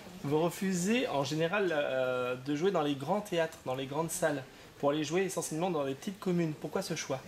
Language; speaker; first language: French; native; French